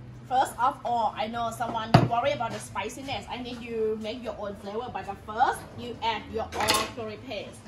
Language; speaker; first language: English; non-native, fluent; Thai